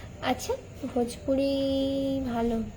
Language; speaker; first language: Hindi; non-native, local second language; Bangla